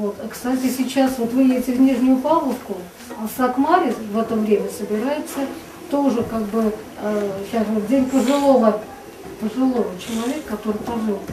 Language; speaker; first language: Russian; native; Russian